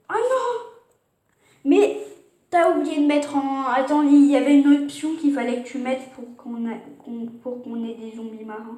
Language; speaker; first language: French; native; French